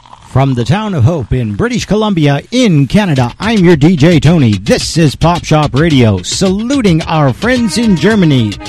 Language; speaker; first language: English; native; English